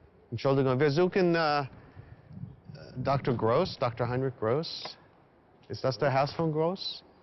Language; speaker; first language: German; non-native, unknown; English